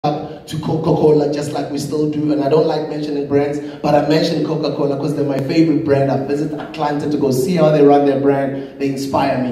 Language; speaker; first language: English; non-native, local second language; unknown